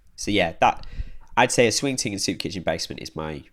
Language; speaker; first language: English; native; English